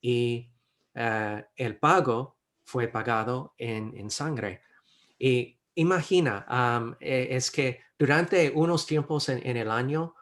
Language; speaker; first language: Spanish; non-native, fluent; English